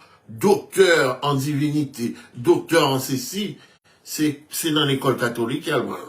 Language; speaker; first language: French; non-native, local second language; Haitian Creole